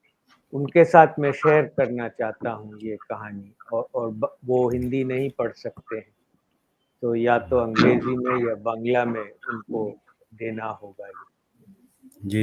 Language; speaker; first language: Hindi; non-native, local second language; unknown